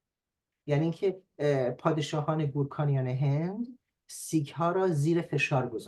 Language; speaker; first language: Persian; native; Persian